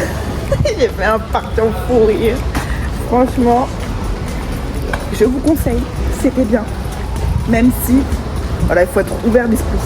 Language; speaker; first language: French; native; French